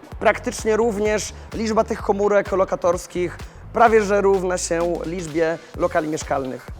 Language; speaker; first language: Polish; native; Polish